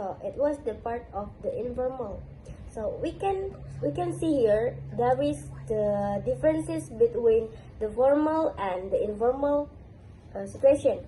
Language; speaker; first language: English; non-native, learner; Indonesian